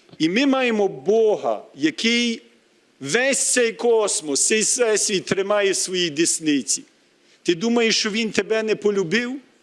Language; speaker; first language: Ukrainian; early bilingual, heritage; Ukrainian